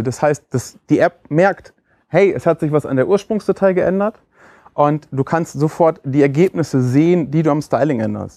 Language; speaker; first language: German; native; German